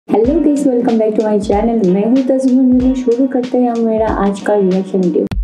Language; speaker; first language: Hindi; non-native, fluent; Bangla